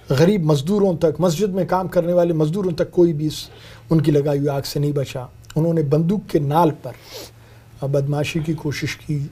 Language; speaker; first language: Urdu; non-native, local second language; Brahui